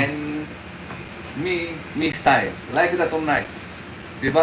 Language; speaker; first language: English; non-native, learner; Korean